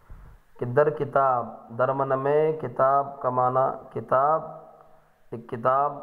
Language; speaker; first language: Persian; non-native, fluent; Urdu